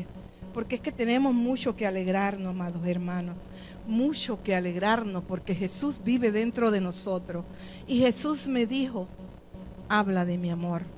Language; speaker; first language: Spanish; native; Spanish